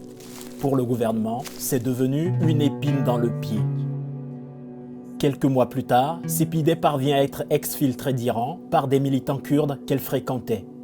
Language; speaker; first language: French; native; French